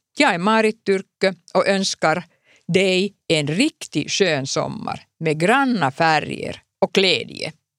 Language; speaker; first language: Swedish; non-native, local second language; Finnish